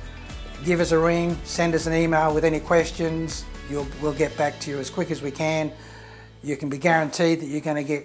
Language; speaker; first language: English; early bilingual, other home language; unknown